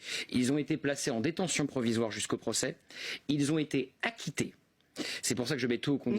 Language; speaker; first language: French; native; French